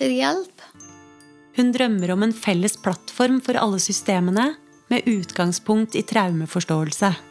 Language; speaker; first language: Norwegian; native; Norwegian